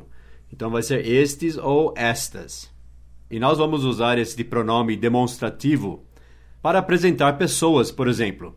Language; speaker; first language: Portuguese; non-native, fluent; English